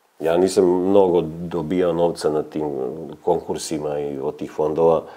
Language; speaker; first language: Serbian; native; Serbian